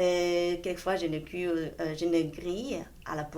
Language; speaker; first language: French; non-native, fluent; Chinese